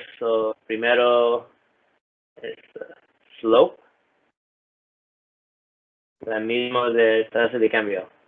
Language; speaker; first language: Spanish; non-native, learner; English